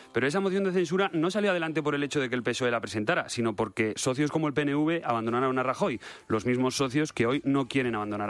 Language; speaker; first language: Spanish; native; Spanish